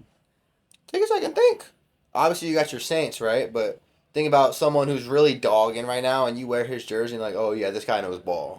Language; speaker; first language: English; native; English